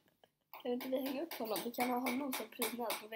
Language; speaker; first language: Swedish; native; Swedish